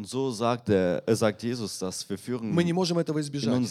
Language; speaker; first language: German; non-native, learner; Russian